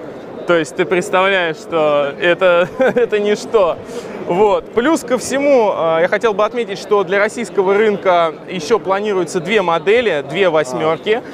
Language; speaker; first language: Russian; native; Russian